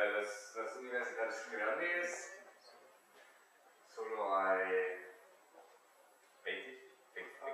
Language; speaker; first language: Spanish; non-native, learner; German